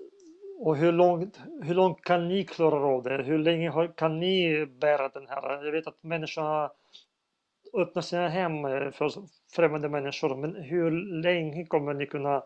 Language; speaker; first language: Swedish; non-native, fluent; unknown